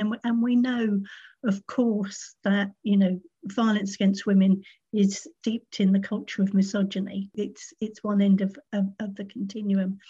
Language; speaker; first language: English; native; English